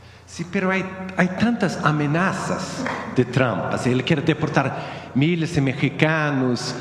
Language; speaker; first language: Spanish; non-native, learner; Swedish